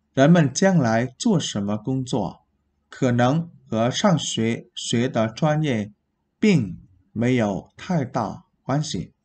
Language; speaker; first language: Chinese; non-native, fluent; Vietnamese